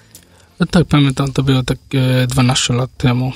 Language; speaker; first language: Polish; non-native, learner; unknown